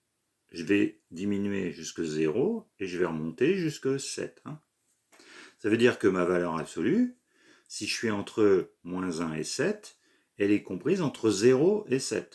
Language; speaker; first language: French; native; French